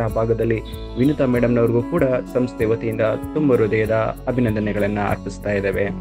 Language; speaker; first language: Kannada; native; Kannada